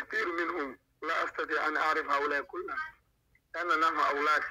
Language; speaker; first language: Arabic; non-native, learner; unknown